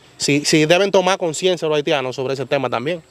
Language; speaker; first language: Spanish; native; Spanish